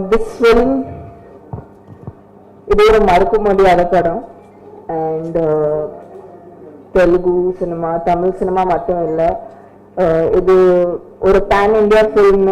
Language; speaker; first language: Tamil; non-native, learner; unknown